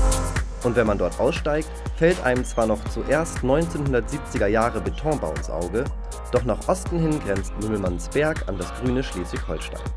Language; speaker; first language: German; native; German